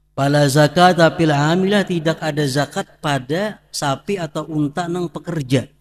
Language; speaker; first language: Indonesian; non-native, local second language; Banjar